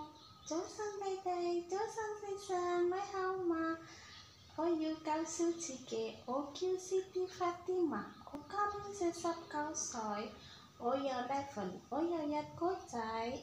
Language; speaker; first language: Cantonese; non-native, learner; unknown